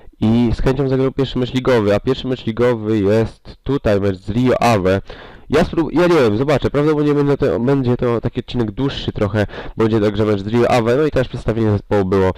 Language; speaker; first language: Polish; native; Polish